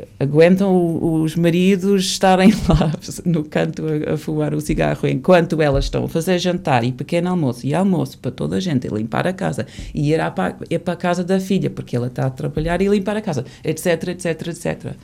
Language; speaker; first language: Portuguese; non-native, fluent; English